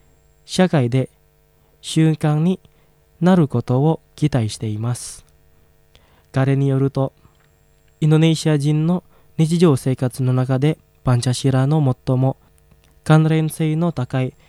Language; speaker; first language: Japanese; non-native, fluent; Indonesian